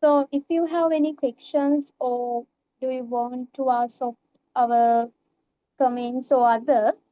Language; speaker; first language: English; non-native, local second language; Sinhala